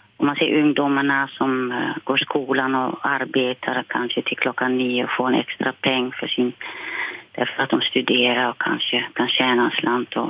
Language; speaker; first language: Swedish; non-native, fluent; Dutch